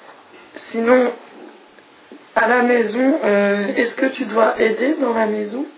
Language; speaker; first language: French; non-native, fluent; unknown